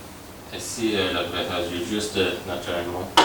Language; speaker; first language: French; non-native, fluent; Japanese